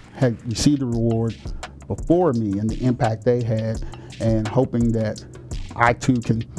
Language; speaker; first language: English; native; English